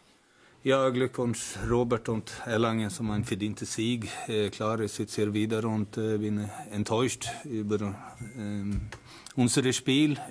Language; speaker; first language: German; non-native, fluent; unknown